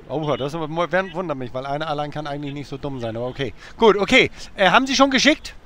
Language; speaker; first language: German; native; German